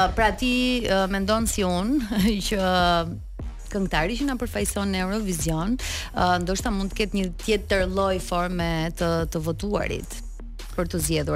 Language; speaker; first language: Albanian; native; Albanian